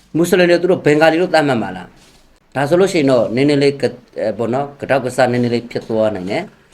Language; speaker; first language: Burmese; non-native, local second language; Rohingya